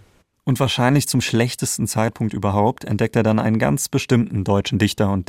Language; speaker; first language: German; native; German